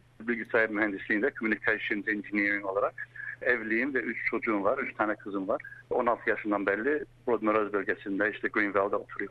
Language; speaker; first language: Turkish; early bilingual, heritage; Turkish